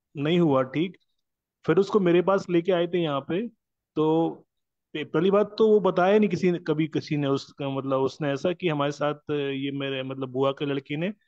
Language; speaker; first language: Hindi; non-native, local second language; Marathi